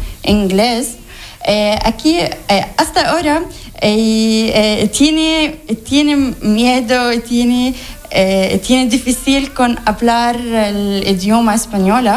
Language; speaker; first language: Spanish; non-native, learner; Arabic